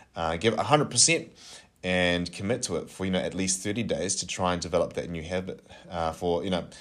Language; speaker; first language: English; native; English